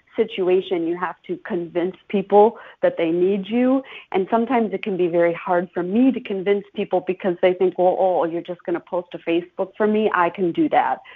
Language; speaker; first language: English; native; English